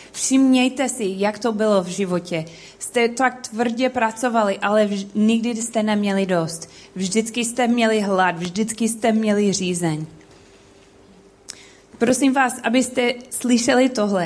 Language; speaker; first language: Czech; non-native, learner; English